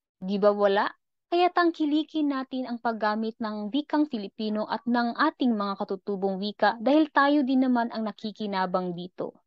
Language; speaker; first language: Filipino; non-native, local second language; Cebuano